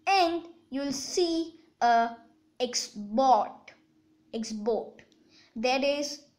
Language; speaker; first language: English; non-native, local second language; Hindi